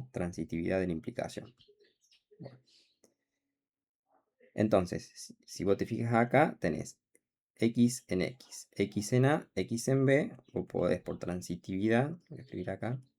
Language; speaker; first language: Spanish; native; Spanish